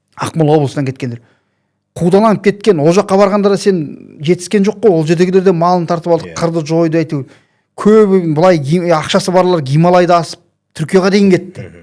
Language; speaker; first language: Kazakh; native; Kazakh